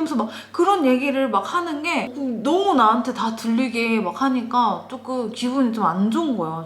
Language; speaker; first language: Korean; native; Korean